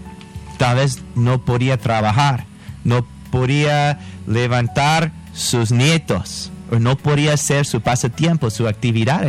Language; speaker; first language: Spanish; non-native, fluent; English